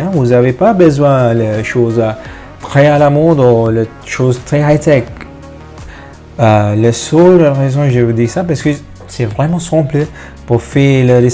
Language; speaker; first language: French; non-native, fluent; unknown